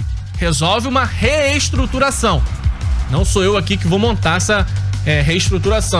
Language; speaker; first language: Portuguese; native; Portuguese